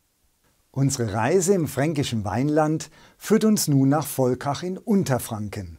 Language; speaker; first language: German; native; German